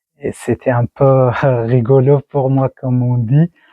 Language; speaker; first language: French; non-native, learner; Persian